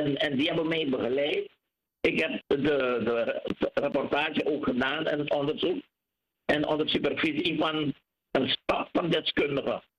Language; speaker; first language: Dutch; native; Dutch